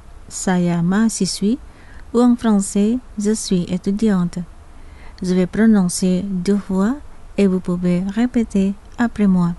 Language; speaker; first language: French; non-native, fluent; Indonesian